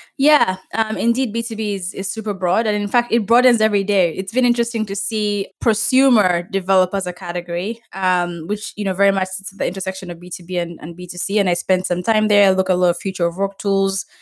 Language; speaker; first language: English; non-native, local second language; Ganda